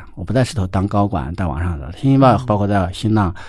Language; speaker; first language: Chinese; native; Chinese